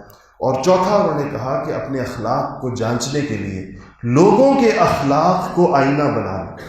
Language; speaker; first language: Urdu; native; Urdu